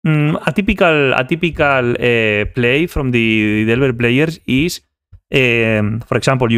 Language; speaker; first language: English; non-native, fluent; Spanish